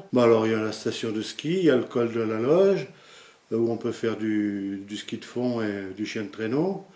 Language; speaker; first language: French; native; French